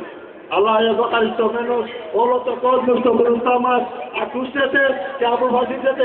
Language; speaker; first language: Greek; non-native, learner; Bangla